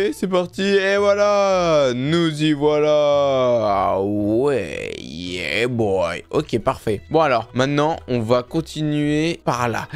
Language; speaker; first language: French; native; French